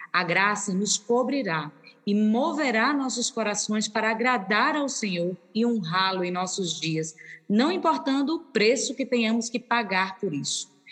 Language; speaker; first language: Portuguese; native; Portuguese